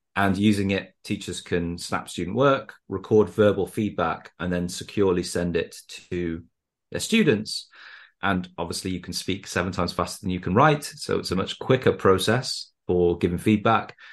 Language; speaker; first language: English; native; English